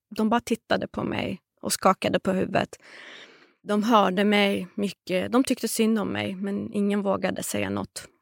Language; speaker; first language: Swedish; non-native, fluent; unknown